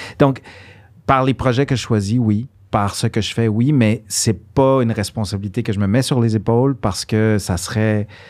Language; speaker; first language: French; early bilingual, other home language; Spanish